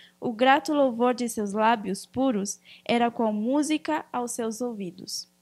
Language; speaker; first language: Portuguese; early bilingual, other home language; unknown